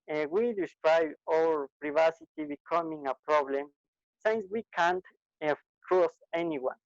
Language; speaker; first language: English; non-native, learner; Spanish